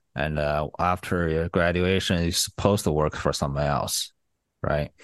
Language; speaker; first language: English; non-native, fluent; Chinese